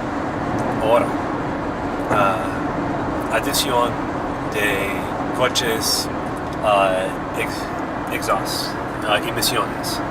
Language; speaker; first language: Spanish; non-native, learner; English